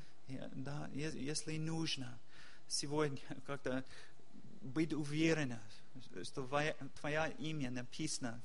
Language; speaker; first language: Russian; non-native, fluent; English